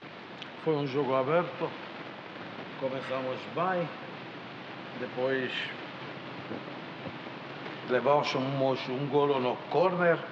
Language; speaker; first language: Portuguese; non-native, learner; Romanian